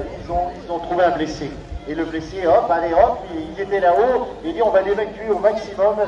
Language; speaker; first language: French; native; French